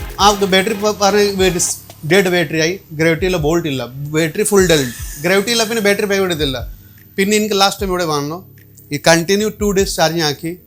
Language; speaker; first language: Malayalam; non-native, learner; Kannada